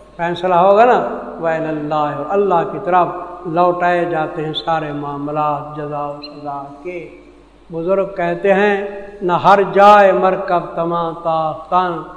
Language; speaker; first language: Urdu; non-native, local second language; Saraiki